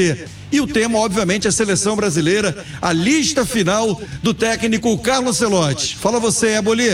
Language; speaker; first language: Portuguese; native; Portuguese